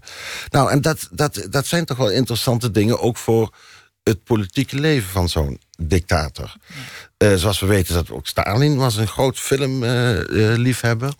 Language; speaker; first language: Dutch; native; Dutch